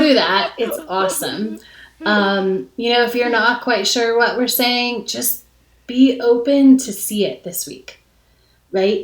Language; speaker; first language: English; native; English